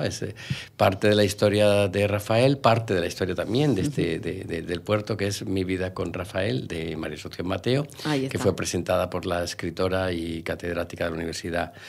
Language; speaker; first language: Spanish; native; Spanish